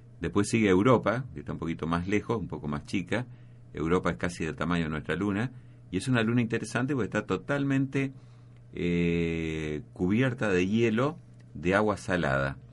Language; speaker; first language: Spanish; native; Spanish